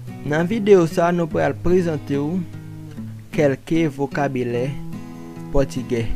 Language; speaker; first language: Portuguese; non-native, learner; Haitian Creole